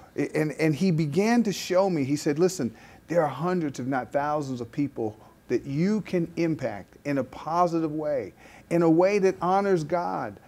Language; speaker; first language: English; native; English